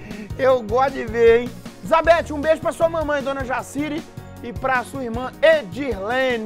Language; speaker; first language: Portuguese; native; Portuguese